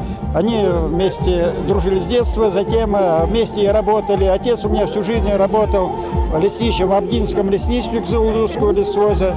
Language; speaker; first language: Russian; native; Russian